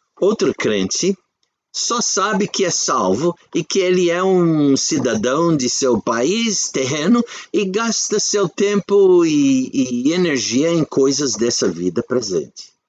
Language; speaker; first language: Portuguese; non-native, fluent; English